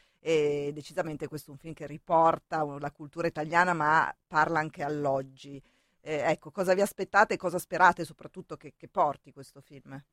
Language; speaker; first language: Italian; native; Italian